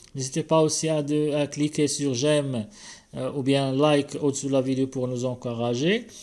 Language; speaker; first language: French; non-native, local second language; Arabic